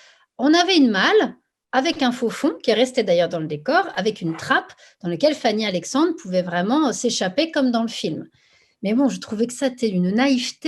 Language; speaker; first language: French; native; French